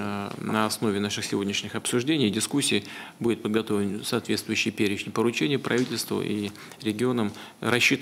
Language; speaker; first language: Russian; native; Russian